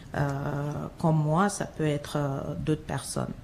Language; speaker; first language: French; non-native, local second language; Fula